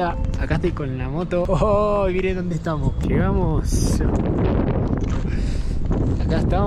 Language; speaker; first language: Spanish; native; Spanish